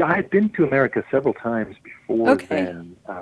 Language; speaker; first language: English; native; English